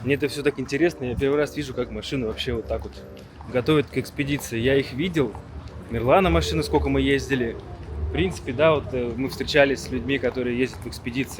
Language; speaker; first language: Russian; native; Russian